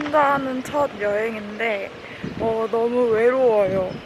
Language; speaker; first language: Korean; native; Korean